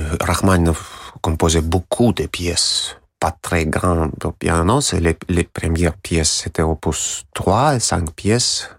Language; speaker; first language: French; non-native, learner; Russian